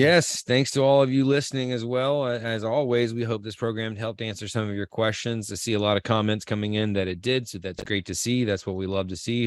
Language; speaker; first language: English; native; English